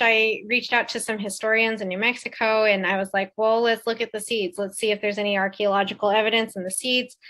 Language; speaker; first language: English; native; English